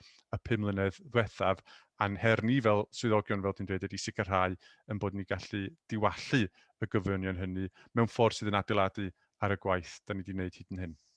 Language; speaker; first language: Welsh; native; Welsh